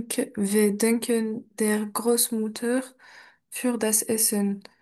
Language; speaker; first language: German; non-native, learner; French